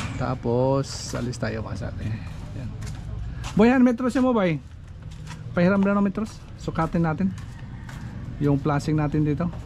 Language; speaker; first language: Filipino; non-native, local second language; Waray